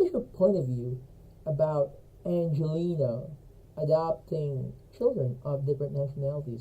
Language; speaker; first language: English; non-native, fluent; Filipino